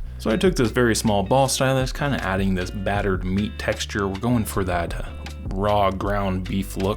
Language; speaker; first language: English; native; English